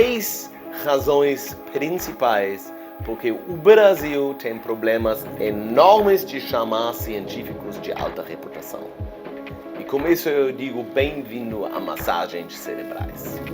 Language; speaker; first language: Portuguese; non-native, fluent; German